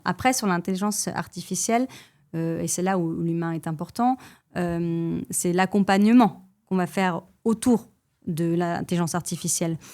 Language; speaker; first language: French; native; French